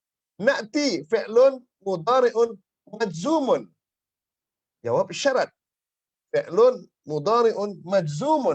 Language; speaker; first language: Arabic; non-native, fluent; Malay